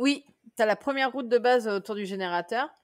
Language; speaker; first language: French; native; French